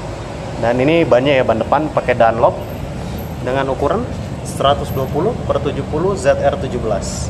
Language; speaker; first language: Indonesian; native; Indonesian